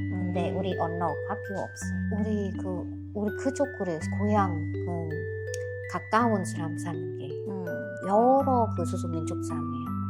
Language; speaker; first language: Korean; non-native, learner; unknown